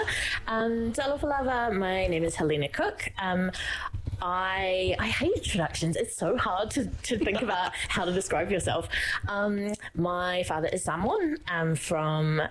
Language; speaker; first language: English; native; English